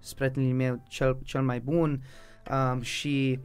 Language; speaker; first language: Romanian; early bilingual, heritage; Romanian